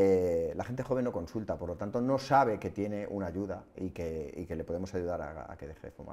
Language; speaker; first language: Spanish; native; Spanish